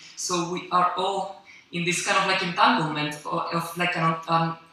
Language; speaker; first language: English; non-native, fluent; Spanish